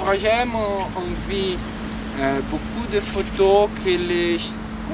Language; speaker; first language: French; non-native, learner; Portuguese